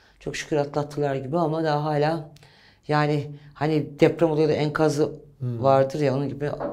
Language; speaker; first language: Turkish; native; Turkish